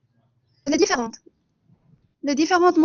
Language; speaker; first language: French; non-native, local second language; Arabic